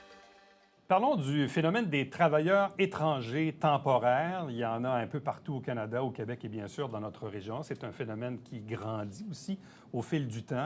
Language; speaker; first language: French; native; French